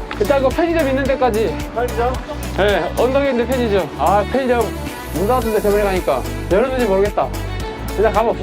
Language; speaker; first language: Korean; native; Korean